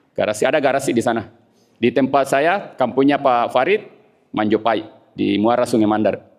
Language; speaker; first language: Indonesian; non-native, local second language; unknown